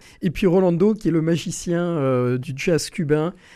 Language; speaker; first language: French; native; French